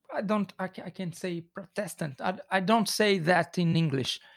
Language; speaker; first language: English; non-native, learner; Portuguese